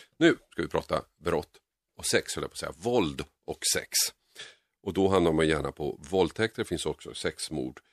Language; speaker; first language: Swedish; native; Swedish